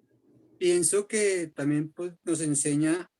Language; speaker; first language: Spanish; native; Spanish